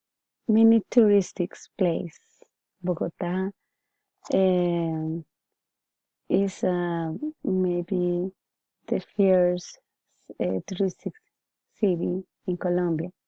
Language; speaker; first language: English; non-native, learner; Spanish